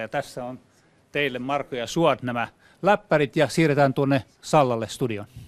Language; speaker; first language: Finnish; native; Finnish